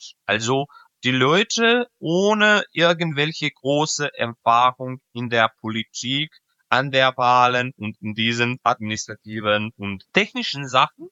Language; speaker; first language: German; non-native, fluent; Serbian